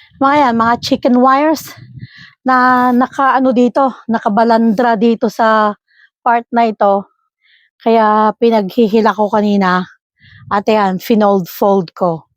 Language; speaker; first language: Filipino; non-native, local second language; Iloko